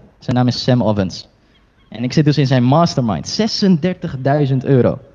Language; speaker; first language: Dutch; early bilingual, other home language; Chinese